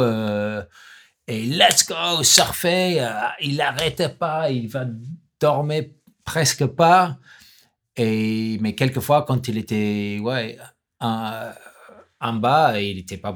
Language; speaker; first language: French; non-native, learner; English